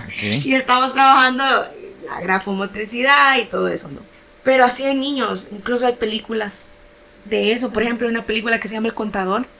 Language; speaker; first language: Spanish; native; Spanish